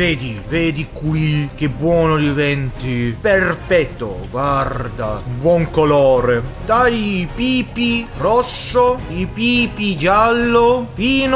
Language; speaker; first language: Italian; non-native, learner; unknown